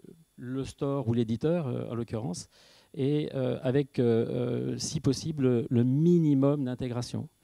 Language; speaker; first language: French; native; French